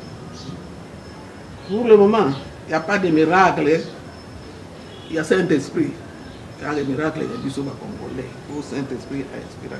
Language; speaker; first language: French; non-native, local second language; Lingala